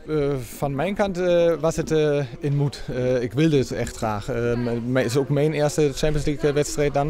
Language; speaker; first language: Dutch; non-native, fluent; German